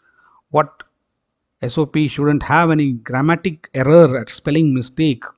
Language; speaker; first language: English; non-native, local second language; Marathi